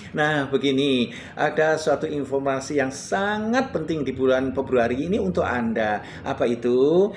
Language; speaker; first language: Indonesian; non-native, local second language; Javanese